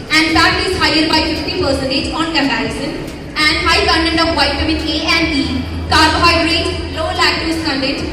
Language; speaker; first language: English; non-native, local second language; Malayalam